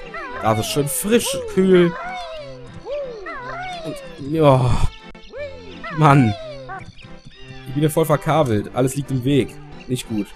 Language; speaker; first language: German; native; German